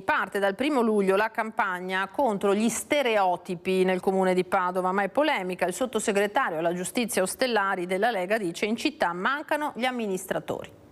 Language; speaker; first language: Italian; native; Italian